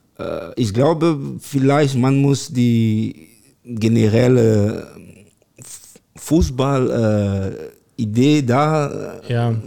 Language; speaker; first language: German; non-native, learner; French